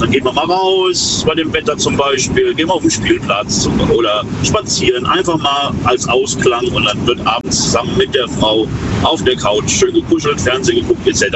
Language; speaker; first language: German; native; German